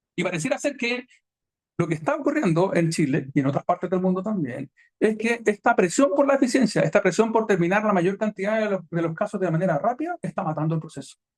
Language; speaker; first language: Spanish; native; Spanish